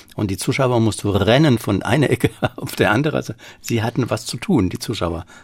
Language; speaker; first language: German; non-native, fluent; French